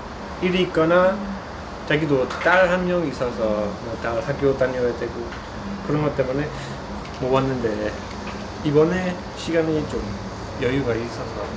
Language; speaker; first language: Korean; non-native, fluent; English